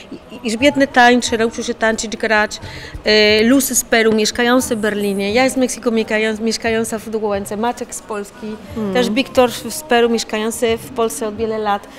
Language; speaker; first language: Polish; non-native, learner; Spanish